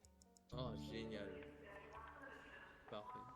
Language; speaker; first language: French; native; French